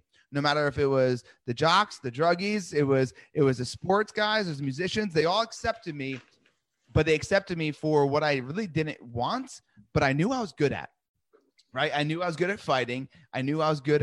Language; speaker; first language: English; native; English